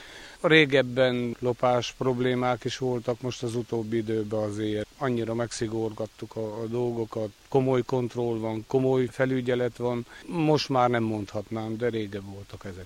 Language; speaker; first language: Hungarian; native; Hungarian